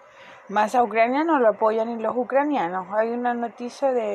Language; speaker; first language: Portuguese; non-native, fluent; Spanish